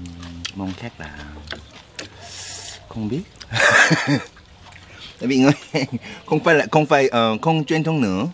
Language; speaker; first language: Vietnamese; non-native, learner; Korean